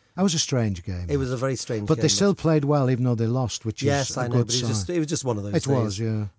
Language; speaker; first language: English; native; English